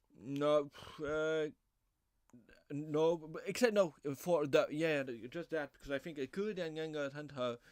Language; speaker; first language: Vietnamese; non-native, fluent; French